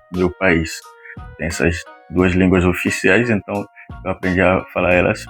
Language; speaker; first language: Portuguese; non-native, fluent; Haitian Creole